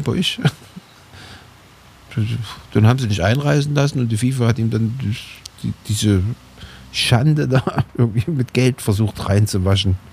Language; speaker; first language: German; native; German